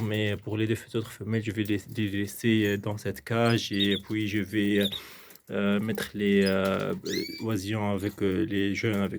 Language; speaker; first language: French; non-native, fluent; Arabic